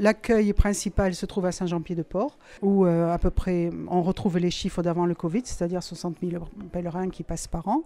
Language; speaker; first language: French; native; French